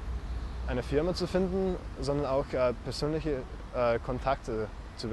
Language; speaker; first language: German; non-native, fluent; English